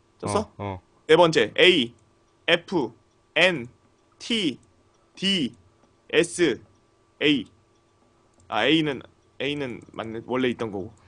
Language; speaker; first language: Korean; native; Korean